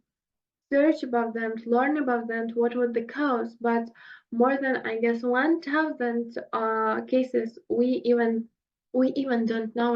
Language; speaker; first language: English; non-native, fluent; Russian